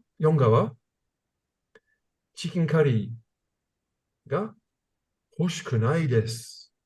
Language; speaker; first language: Japanese; non-native, learner; English